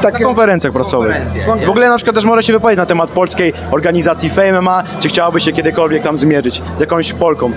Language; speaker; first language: Polish; native; Polish